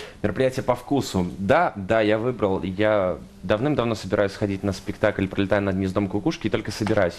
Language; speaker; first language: Russian; native; Russian